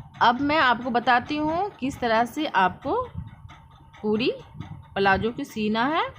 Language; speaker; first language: Hindi; native; Hindi